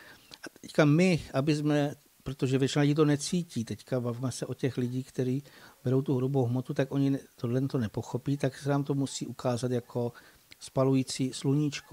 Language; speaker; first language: Czech; native; Czech